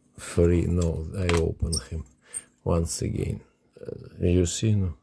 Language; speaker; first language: English; non-native, learner; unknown